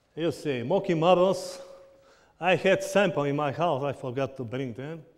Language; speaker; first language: English; non-native, learner; Bulgarian